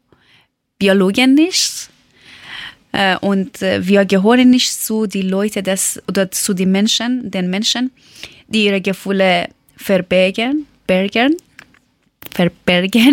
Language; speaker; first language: German; non-native, learner; Persian